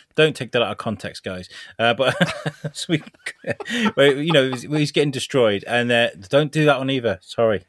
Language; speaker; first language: English; native; English